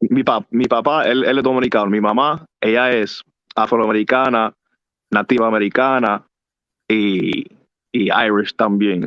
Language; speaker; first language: Spanish; early bilingual, heritage; English